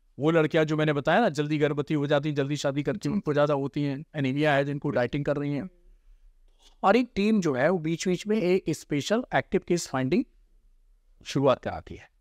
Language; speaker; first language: Hindi; native; Hindi